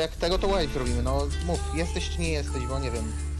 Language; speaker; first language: Polish; native; Polish